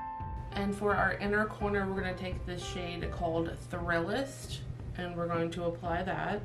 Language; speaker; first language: English; native; English